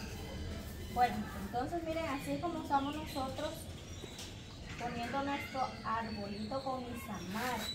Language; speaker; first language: Spanish; native; Spanish